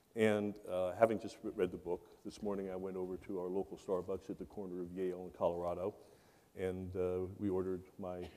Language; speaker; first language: English; native; English